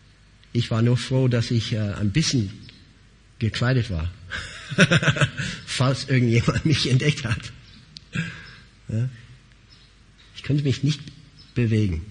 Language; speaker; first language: German; non-native, fluent; English